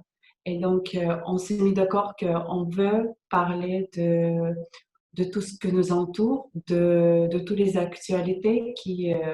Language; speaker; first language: French; non-native, fluent; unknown